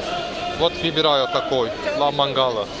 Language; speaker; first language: Russian; non-native, learner; Turkish